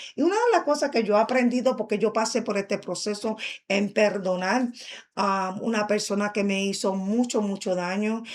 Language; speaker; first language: Spanish; early bilingual, heritage; Spanish